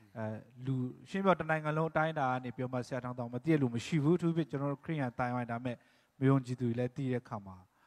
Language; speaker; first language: Burmese; non-native, local second language; Tedim Chin